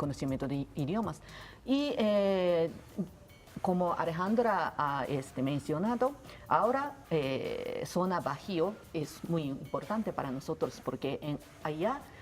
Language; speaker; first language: Spanish; non-native, learner; Japanese